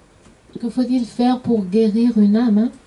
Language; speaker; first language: French; native; French